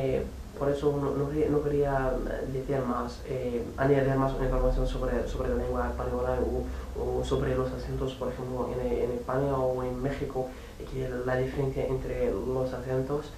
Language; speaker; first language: Spanish; non-native, learner; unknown